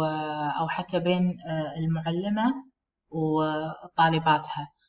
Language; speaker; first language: Arabic; native; Arabic